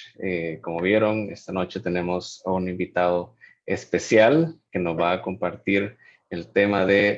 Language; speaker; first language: Spanish; native; Spanish